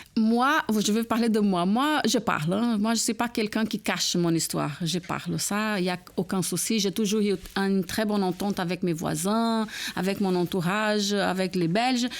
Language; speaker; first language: French; non-native, fluent; Portuguese